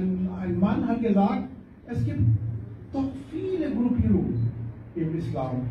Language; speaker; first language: German; non-native, fluent; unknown